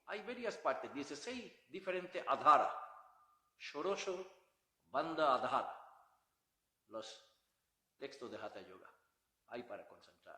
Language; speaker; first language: Spanish; non-native, learner; Bangla